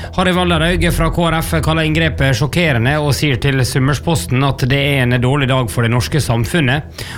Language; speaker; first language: Norwegian; native; Norwegian